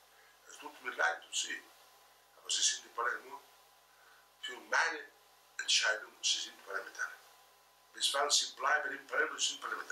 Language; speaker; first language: German; non-native, fluent; Italian